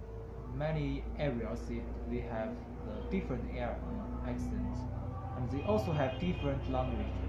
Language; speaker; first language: English; non-native, learner; Chinese